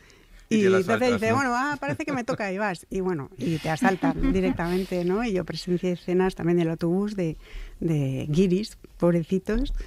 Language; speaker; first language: Spanish; non-native, fluent; French